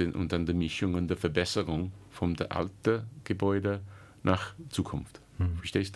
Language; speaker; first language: German; non-native, learner; English